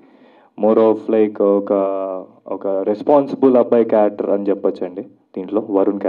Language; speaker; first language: Telugu; native; Telugu